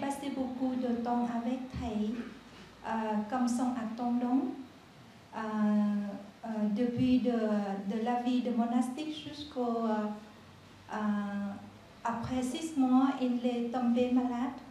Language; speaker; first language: French; non-native, learner; Vietnamese